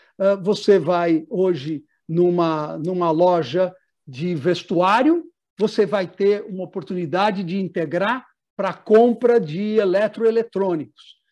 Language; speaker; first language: Portuguese; native; Portuguese